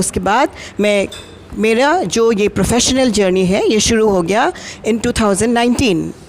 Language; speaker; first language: Hindi; non-native, local second language; Assamese